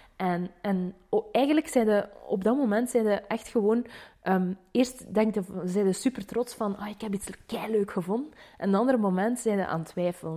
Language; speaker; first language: Dutch; native; Dutch